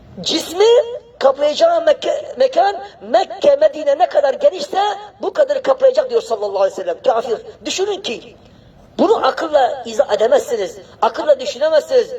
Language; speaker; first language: Turkish; non-native, fluent; Arabic